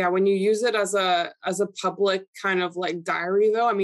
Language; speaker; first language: English; early bilingual, other home language; Polish